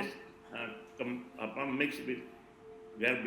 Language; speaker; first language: English; non-native, learner; Indonesian